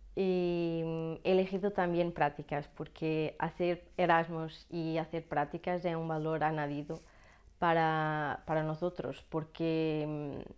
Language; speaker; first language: Spanish; non-native, learner; Portuguese